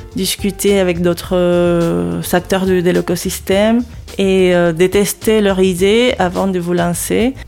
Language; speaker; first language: French; non-native, fluent; Spanish